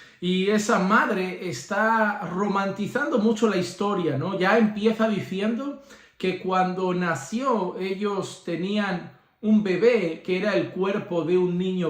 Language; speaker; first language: Spanish; native; Spanish